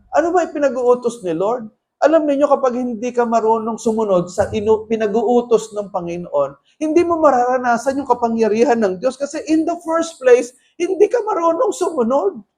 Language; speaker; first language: Filipino; native; Filipino